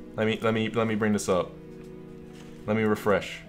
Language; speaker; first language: English; native; English